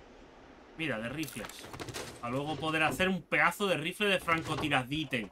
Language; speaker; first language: Spanish; native; Spanish